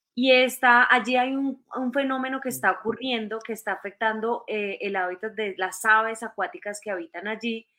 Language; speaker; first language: Spanish; native; Spanish